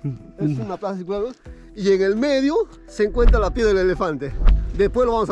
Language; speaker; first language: Spanish; native; Spanish